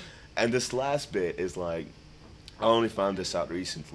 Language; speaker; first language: English; non-native, fluent; Croatian